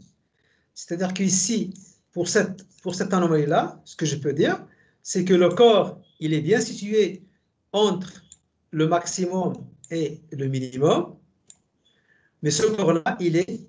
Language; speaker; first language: French; native; French